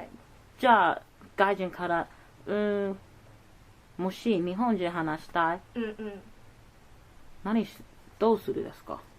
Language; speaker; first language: Japanese; non-native, learner; English